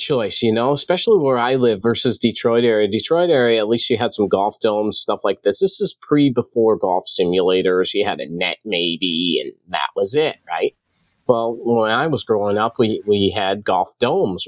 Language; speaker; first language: English; native; English